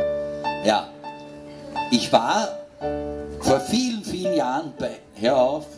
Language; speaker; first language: German; native; German